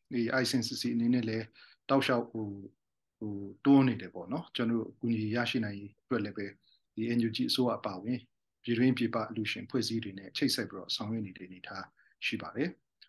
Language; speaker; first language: Burmese; non-native, local second language; Hakha Chin